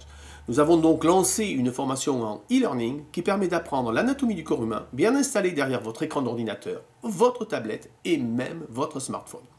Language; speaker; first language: French; native; French